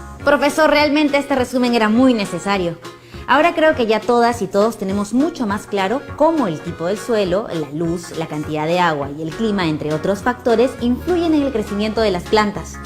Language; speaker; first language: Spanish; native; Spanish